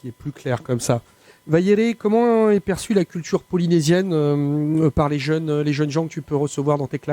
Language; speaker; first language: French; native; French